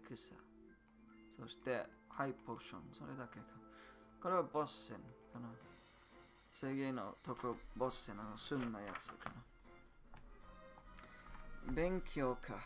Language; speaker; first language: Japanese; non-native, learner; English